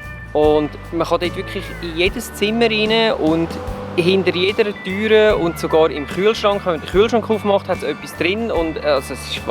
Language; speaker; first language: German; native; German